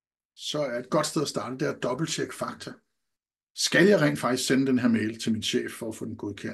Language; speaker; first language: Danish; native; Danish